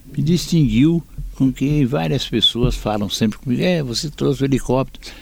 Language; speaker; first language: Portuguese; native; Portuguese